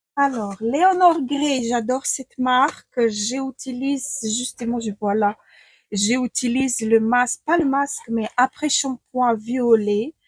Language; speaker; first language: French; non-native, fluent; Ukrainian